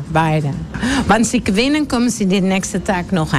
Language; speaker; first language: German; non-native, learner; Dutch